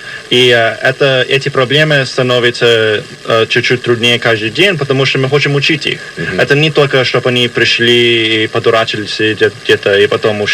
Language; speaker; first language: Russian; early bilingual, heritage; Russian